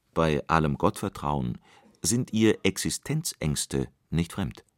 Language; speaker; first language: German; native; German